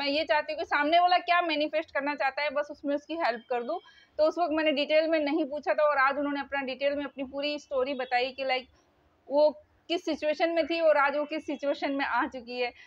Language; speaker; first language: Hindi; native; Hindi